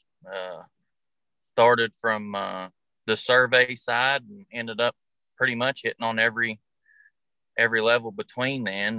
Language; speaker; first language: English; native; English